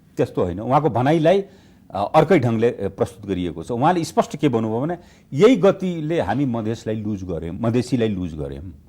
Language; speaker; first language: Nepali; non-native, local second language; Bhojpuri